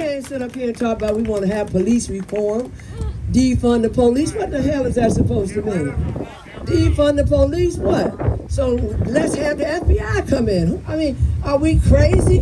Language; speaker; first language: English; native; English